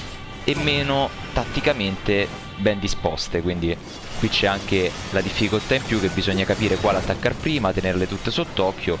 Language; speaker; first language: Italian; native; Italian